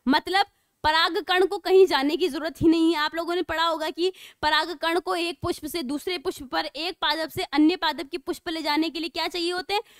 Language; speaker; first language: Hindi; native; Hindi